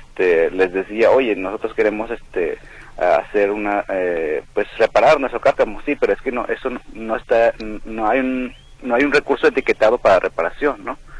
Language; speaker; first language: Spanish; non-native, local second language; Nahuatl languages